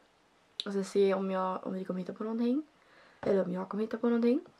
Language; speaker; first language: Swedish; early bilingual, other home language; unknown